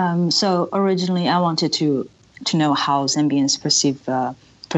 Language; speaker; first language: English; non-native, local second language; Chinese